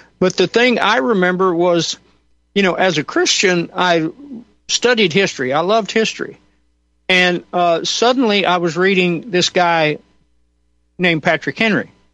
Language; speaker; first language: English; native; English